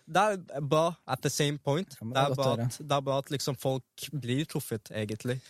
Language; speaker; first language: Norwegian; early bilingual, other home language; Arabic